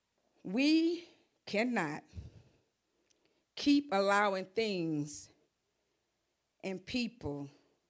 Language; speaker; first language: English; native; English